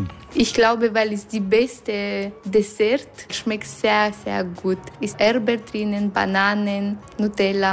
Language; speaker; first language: German; non-native, learner; Romanian